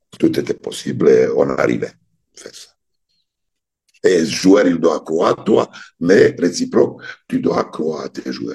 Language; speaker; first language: French; non-native, fluent; Serbian